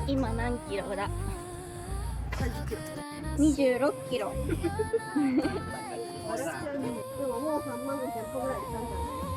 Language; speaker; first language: Japanese; native; Japanese